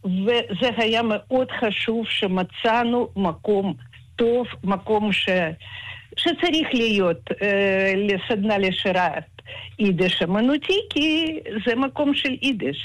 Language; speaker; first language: Hebrew; non-native, fluent; Russian